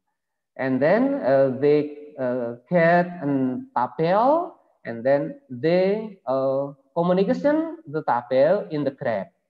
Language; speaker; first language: English; non-native, learner; Indonesian